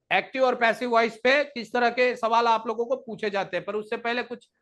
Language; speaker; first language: Hindi; non-native, local second language; Marathi